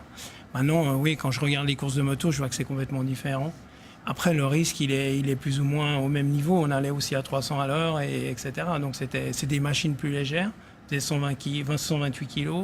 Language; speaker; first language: French; native; French